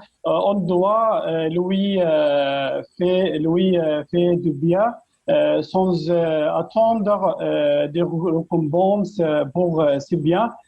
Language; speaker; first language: French; non-native, fluent; Arabic